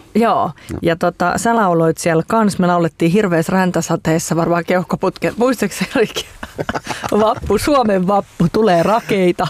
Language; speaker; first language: Finnish; native; Finnish